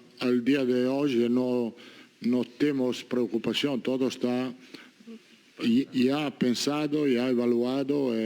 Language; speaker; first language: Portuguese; non-native, learner; Italian